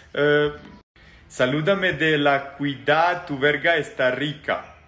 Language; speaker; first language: Spanish; non-native, learner; Serbian